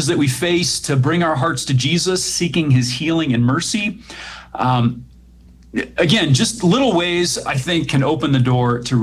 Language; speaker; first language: English; native; English